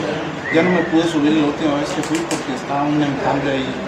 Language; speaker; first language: Spanish; native; Spanish